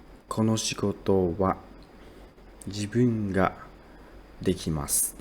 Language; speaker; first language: Japanese; non-native, learner; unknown